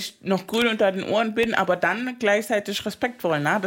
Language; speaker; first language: German; non-native, fluent; Spanish